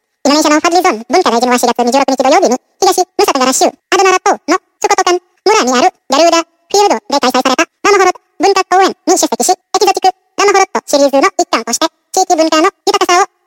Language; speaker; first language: Japanese; non-native, fluent; Indonesian